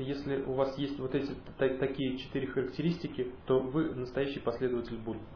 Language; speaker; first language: Russian; native; Russian